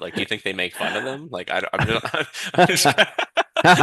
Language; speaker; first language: English; native; English